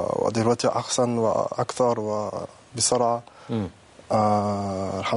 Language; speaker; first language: Arabic; non-native, learner; French